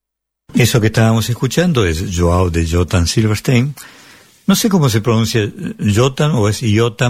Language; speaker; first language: Spanish; native; Spanish